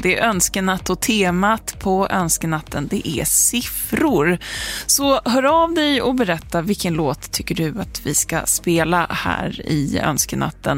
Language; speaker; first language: Swedish; native; Swedish